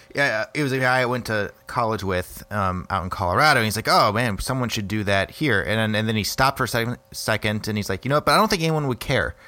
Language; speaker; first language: English; native; English